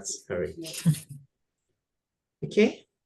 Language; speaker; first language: English; non-native, fluent; Indonesian